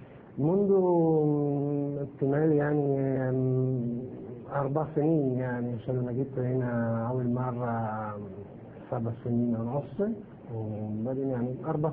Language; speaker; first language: Arabic; non-native, learner; Italian